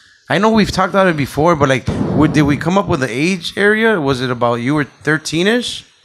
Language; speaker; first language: English; early bilingual, other home language; Spanish